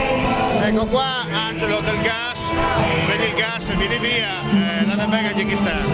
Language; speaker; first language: Italian; native; Italian